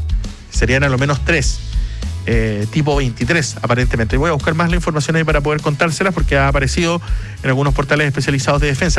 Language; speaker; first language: Spanish; native; Spanish